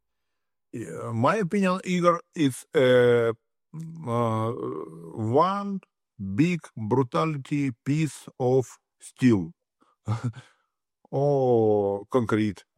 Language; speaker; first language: English; non-native, learner; Russian